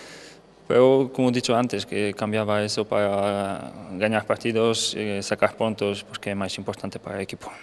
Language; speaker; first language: Spanish; non-native, learner; Polish